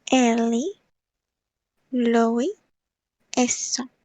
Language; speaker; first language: Italian; non-native, learner; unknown